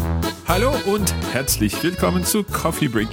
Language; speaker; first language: German; non-native, learner; English